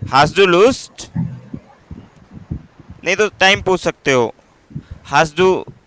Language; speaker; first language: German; non-native, fluent; Hindi